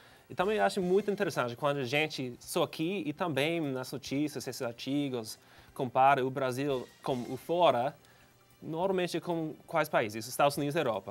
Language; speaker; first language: Portuguese; non-native, fluent; English